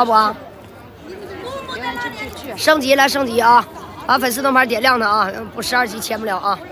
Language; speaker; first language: Chinese; native; Chinese